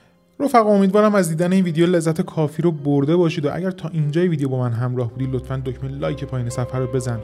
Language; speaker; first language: Persian; native; Persian